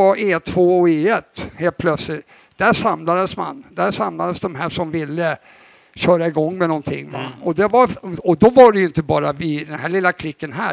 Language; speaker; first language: Swedish; native; Swedish